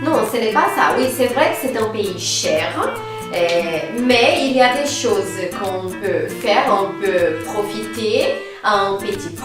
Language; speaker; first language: French; non-native, fluent; Portuguese